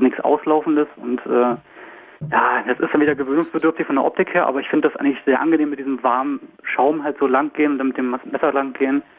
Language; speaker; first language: German; native; German